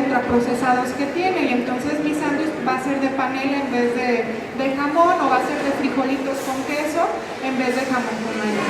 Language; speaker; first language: Spanish; native; Spanish